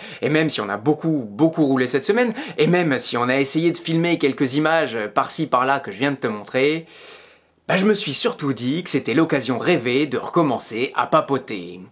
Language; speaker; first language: French; native; French